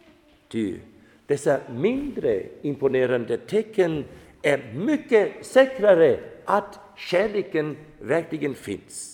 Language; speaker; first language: Swedish; non-native, fluent; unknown